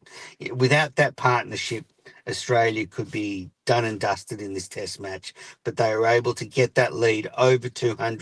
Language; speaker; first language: English; native; English